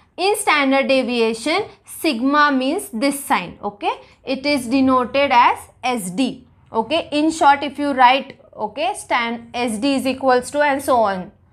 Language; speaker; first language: English; non-native, local second language; Marathi